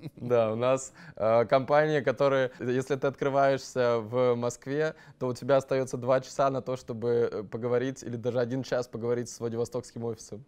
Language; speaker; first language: Russian; native; Russian